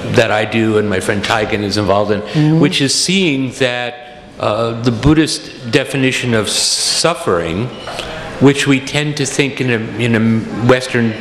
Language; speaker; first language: English; native; English